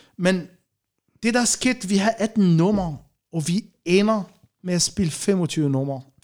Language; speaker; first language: Danish; non-native, fluent; Arabic